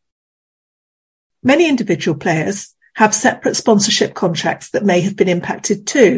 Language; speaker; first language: English; native; English